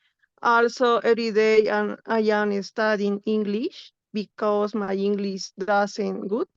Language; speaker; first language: English; non-native, learner; Spanish